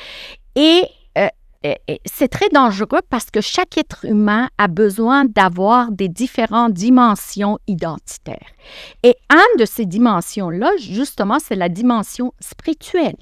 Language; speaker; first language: French; non-native, fluent; Persian